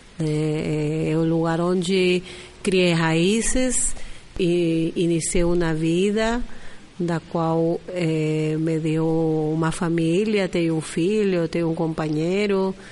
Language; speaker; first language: Portuguese; non-native, fluent; Spanish